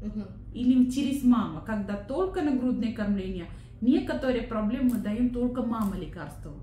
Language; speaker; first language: Russian; non-native, learner; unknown